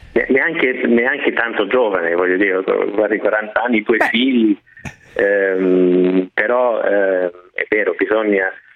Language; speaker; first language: Italian; non-native, fluent; German